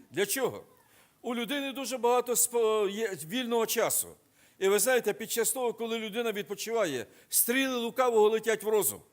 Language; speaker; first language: Ukrainian; non-native, local second language; Russian